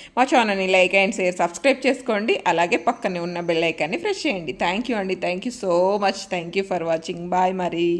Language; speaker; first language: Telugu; non-native, local second language; Lambadi